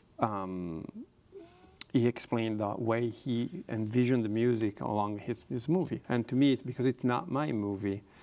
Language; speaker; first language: English; non-native, fluent; Italian